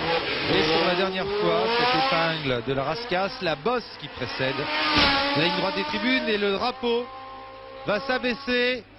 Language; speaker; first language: French; native; French